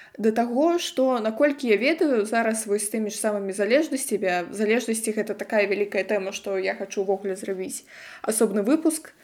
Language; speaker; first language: Belarusian; non-native, local second language; Russian